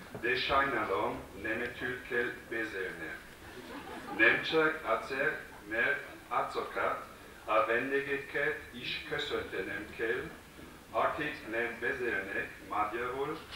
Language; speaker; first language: Hungarian; non-native, learner; German